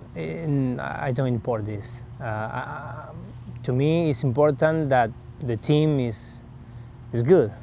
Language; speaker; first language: English; non-native, learner; Spanish